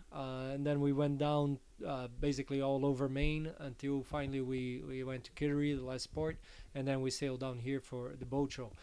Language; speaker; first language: English; non-native, fluent; Portuguese